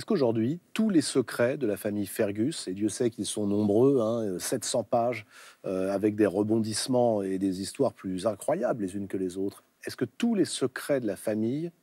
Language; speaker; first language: French; native; French